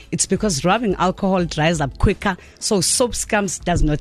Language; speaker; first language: English; non-native, local second language; Zulu